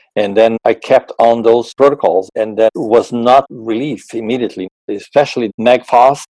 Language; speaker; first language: English; non-native, fluent; Portuguese